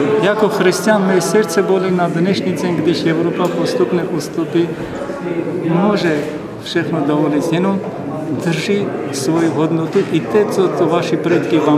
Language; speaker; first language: Czech; non-native, learner; Armenian